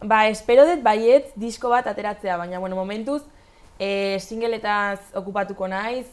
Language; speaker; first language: Basque; non-native, local second language; Spanish